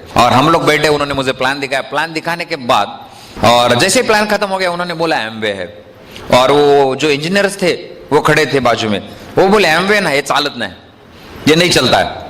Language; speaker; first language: Hindi; non-native, local second language; Marathi